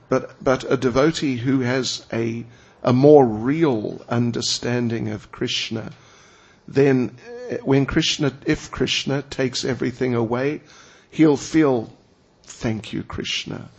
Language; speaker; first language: English; native; English